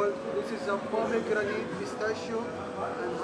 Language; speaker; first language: English; non-native, learner; Turkish